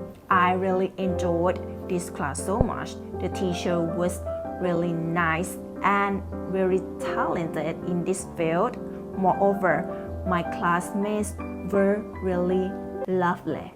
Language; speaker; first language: English; non-native, fluent; Thai